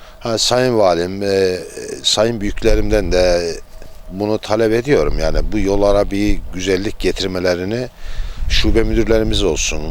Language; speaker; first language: Turkish; native; Turkish